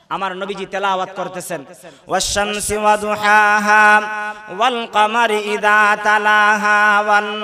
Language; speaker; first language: Bangla; non-native, local second language; Sylheti